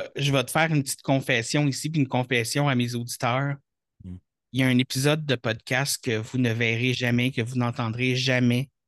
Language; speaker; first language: French; native; French